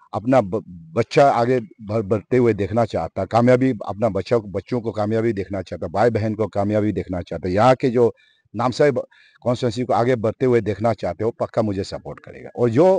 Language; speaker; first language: Hindi; non-native, local second language; Nyishi